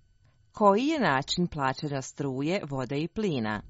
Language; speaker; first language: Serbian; non-native, fluent; Chinese